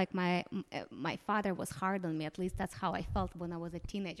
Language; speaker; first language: English; non-native, fluent; Romanian